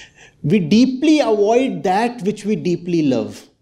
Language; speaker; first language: English; non-native, local second language; Hindi